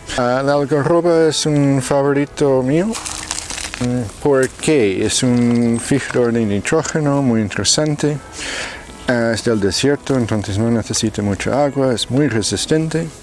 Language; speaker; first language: Spanish; non-native, fluent; English